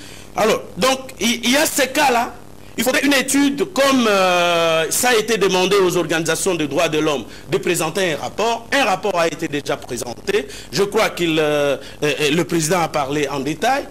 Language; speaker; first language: French; non-native, local second language; Lingala